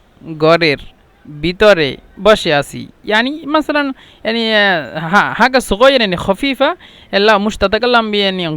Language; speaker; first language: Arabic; non-native, fluent; Bangla